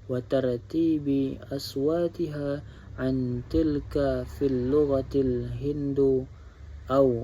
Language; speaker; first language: Arabic; non-native, learner; Indonesian